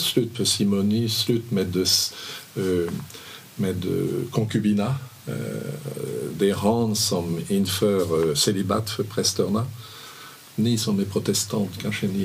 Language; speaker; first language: Swedish; non-native, fluent; French